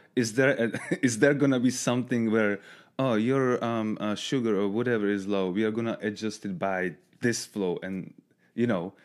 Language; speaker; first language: English; non-native, fluent; Czech